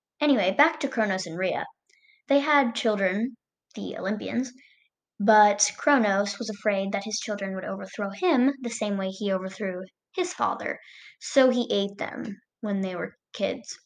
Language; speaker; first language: English; native; English